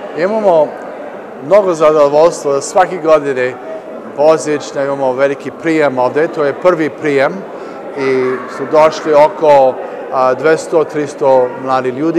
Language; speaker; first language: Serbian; early bilingual, heritage; English